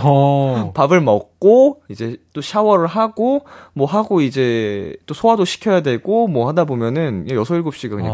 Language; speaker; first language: Korean; native; Korean